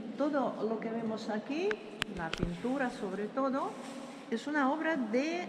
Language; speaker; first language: Spanish; non-native, fluent; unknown